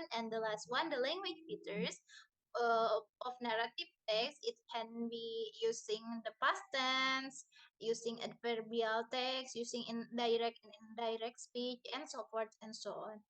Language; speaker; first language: English; non-native, learner; Indonesian